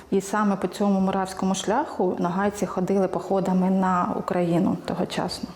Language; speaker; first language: Ukrainian; native; Ukrainian